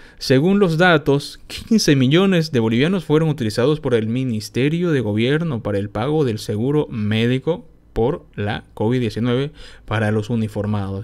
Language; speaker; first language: Spanish; native; Spanish